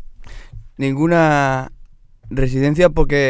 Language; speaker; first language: Catalan; non-native, local second language; Spanish